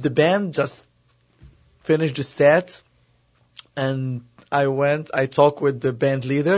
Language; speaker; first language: English; non-native, learner; Arabic